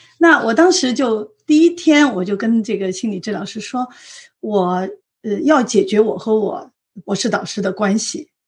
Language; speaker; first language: Chinese; native; Chinese